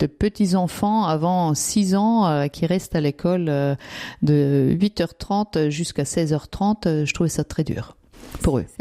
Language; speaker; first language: French; non-native, fluent; German